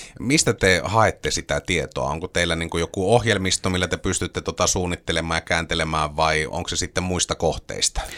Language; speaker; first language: Finnish; native; Finnish